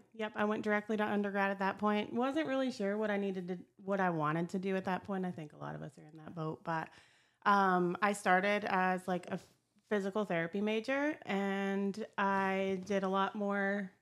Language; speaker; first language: English; native; English